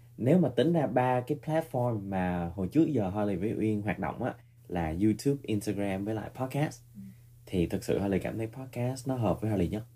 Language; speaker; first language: Vietnamese; early bilingual, heritage; Vietnamese